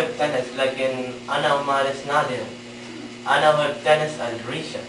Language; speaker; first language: Arabic; non-native, learner; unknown